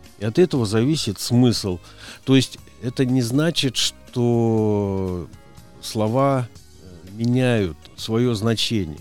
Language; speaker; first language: Russian; native; Russian